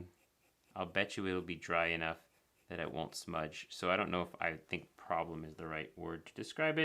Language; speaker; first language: English; native; English